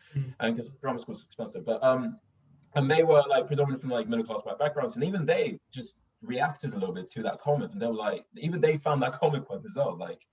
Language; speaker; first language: English; non-native, fluent; Swedish